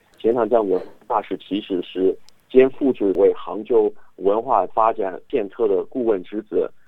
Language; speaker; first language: Chinese; non-native, fluent; English